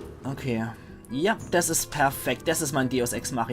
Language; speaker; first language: German; native; German